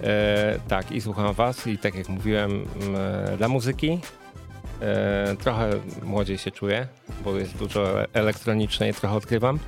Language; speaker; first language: Polish; native; Polish